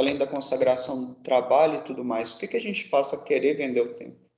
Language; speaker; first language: Portuguese; native; Portuguese